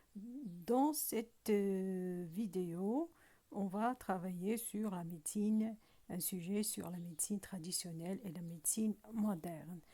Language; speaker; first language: French; non-native, local second language; Arabic